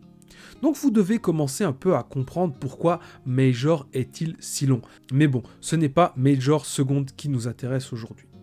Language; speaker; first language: French; native; French